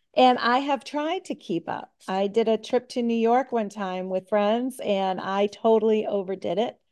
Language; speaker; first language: English; native; English